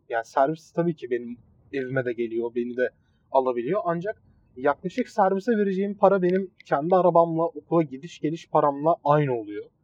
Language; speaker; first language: Turkish; native; Turkish